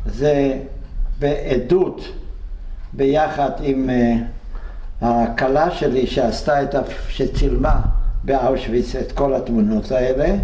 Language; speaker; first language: Hebrew; non-native, fluent; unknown